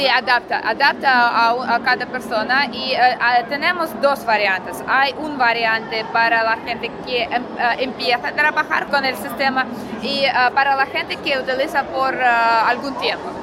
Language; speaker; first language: Spanish; non-native, learner; Russian